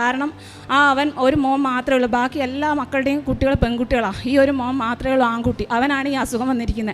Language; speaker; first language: Malayalam; native; Malayalam